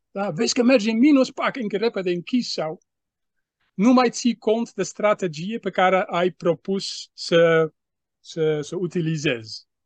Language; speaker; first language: Romanian; non-native, fluent; Dutch